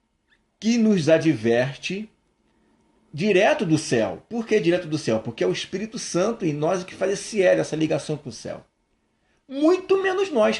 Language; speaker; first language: Portuguese; native; Portuguese